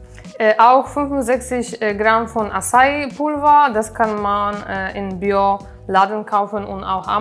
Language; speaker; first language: German; non-native, learner; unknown